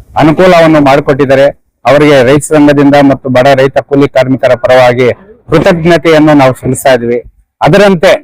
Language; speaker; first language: Kannada; native; Kannada